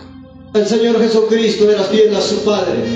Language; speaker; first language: Spanish; non-native, local second language; Quechua